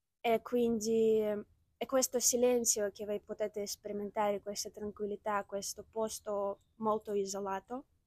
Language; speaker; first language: Italian; non-native, fluent; Ukrainian